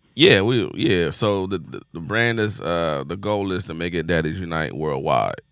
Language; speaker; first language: English; native; English